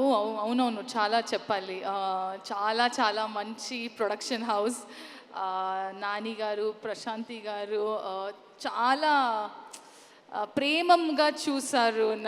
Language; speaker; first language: Telugu; non-native, learner; Kannada